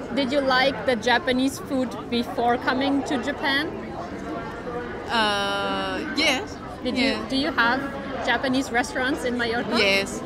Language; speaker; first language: English; non-native, fluent; German